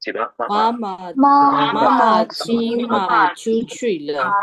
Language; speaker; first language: Chinese; non-native, learner; Burmese